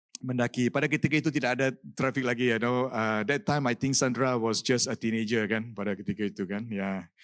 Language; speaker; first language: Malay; non-native, local second language; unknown